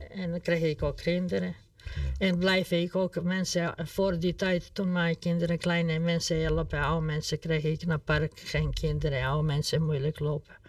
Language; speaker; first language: Dutch; non-native, learner; Serbian